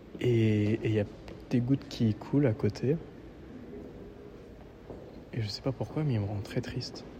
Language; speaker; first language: French; native; French